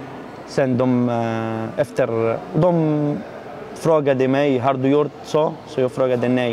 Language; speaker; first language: Swedish; non-native, learner; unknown